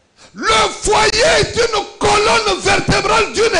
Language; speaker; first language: French; non-native, local second language; Lingala